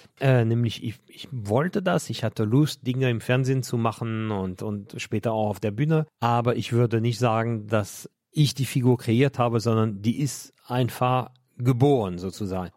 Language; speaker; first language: German; non-native, fluent; French